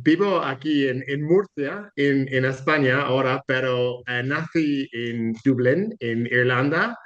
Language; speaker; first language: Spanish; non-native, learner; English